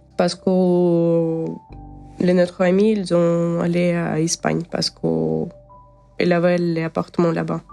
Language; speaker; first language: French; non-native, learner; Ukrainian